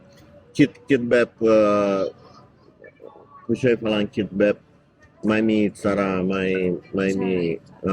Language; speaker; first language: Thai; non-native, learner; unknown